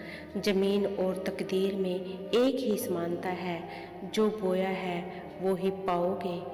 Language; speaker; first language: Hindi; native; Hindi